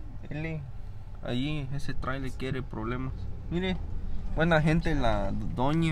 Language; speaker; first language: Spanish; early bilingual, heritage; Spanish